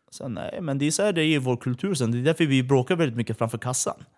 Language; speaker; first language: Swedish; early bilingual, other home language; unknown